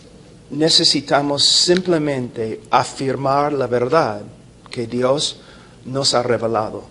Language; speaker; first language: Spanish; non-native, fluent; English